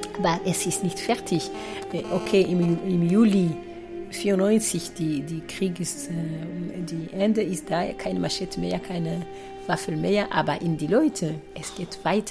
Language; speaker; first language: German; non-native, fluent; Kinyarwanda